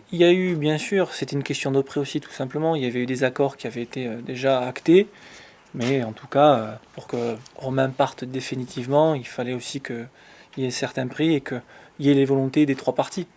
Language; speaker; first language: French; native; French